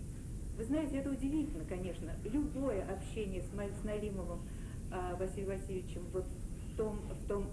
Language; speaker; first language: Russian; native; Russian